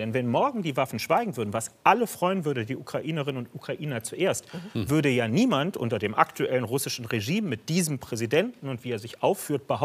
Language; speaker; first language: German; native; German